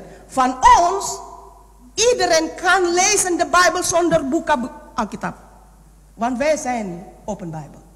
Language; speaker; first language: Dutch; non-native, fluent; Indonesian